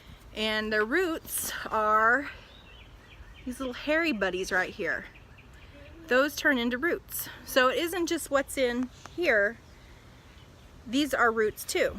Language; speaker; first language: English; native; English